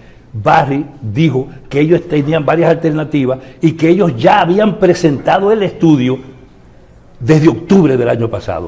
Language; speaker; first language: Spanish; native; Spanish